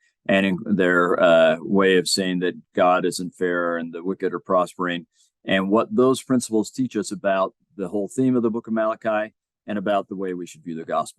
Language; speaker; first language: English; native; English